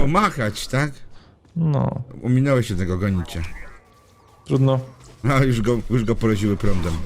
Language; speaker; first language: Polish; native; Polish